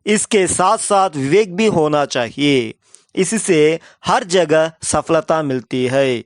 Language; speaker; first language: Hindi; non-native, local second language; Telugu